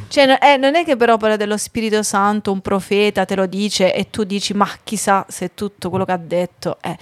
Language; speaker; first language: Italian; native; Italian